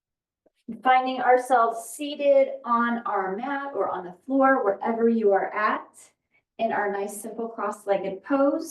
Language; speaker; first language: English; native; English